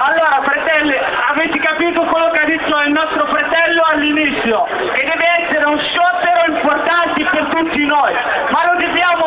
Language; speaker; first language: Italian; non-native, fluent; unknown